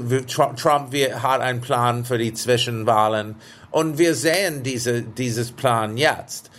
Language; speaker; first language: German; early bilingual, heritage; English